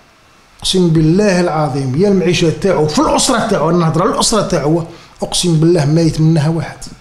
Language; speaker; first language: Arabic; native; Arabic